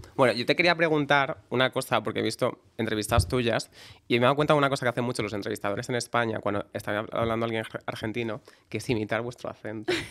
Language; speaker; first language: Spanish; native; Spanish